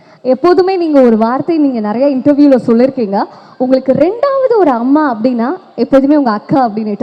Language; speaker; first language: Tamil; native; Tamil